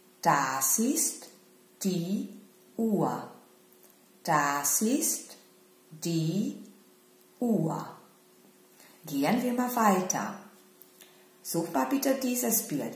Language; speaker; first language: German; non-native, fluent; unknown